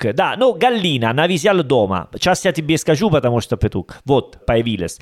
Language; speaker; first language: Russian; non-native, learner; Italian